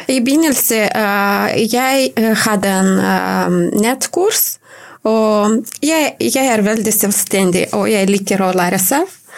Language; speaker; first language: Norwegian; non-native, learner; Romanian